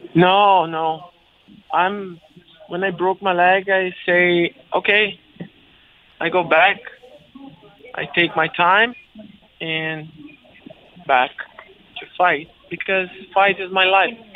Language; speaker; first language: English; non-native, learner; Portuguese